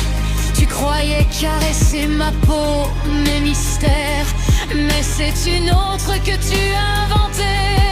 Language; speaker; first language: French; native; French